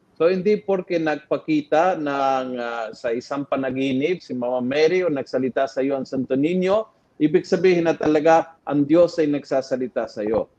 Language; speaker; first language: Filipino; non-native, fluent; Spanish